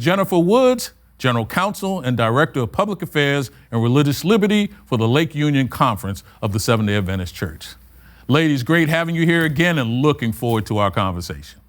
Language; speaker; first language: English; native; English